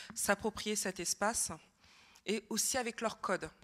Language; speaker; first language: French; native; French